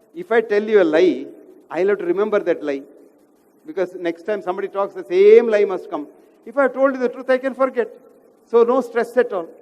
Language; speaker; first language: English; non-native, local second language; Kannada